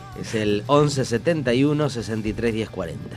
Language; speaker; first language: Spanish; native; Spanish